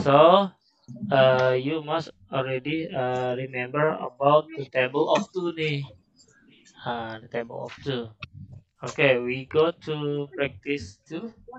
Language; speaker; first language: English; non-native, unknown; Indonesian